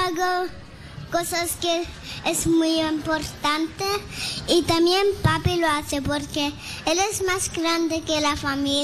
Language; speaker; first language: Spanish; early bilingual, heritage; Spanish